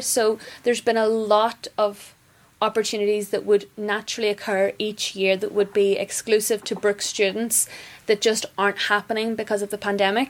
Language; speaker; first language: English; native; English